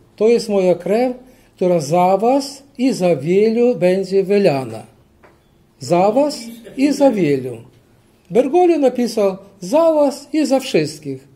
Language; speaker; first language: Polish; early bilingual, heritage; Polish